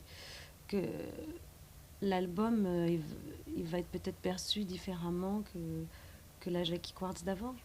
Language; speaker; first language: French; native; French